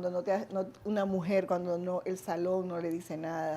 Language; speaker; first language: Spanish; native; Spanish